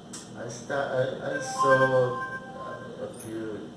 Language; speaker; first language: English; non-native, learner; Spanish